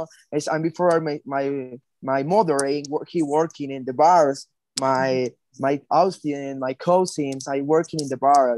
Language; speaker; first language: English; non-native, learner; Spanish